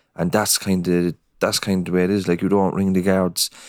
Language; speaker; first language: English; native; English